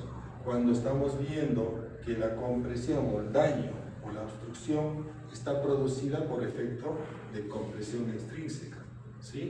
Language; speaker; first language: Spanish; native; Spanish